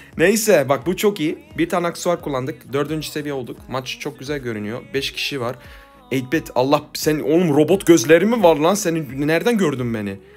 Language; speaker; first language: Turkish; early bilingual, heritage; Turkish